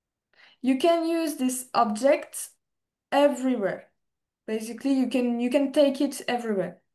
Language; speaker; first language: English; non-native, fluent; French